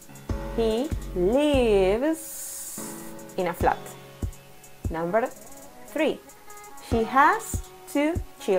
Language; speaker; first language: English; non-native, fluent; Spanish